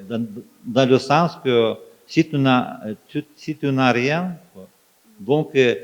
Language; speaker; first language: French; non-native, fluent; Ukrainian